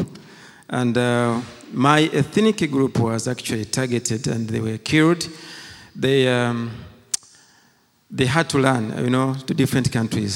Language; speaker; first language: English; non-native, local second language; Kinyarwanda